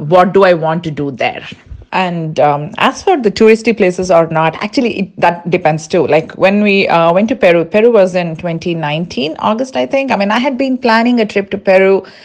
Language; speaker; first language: English; non-native, local second language; Tulu